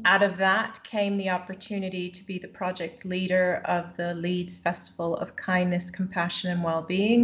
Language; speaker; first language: English; native; English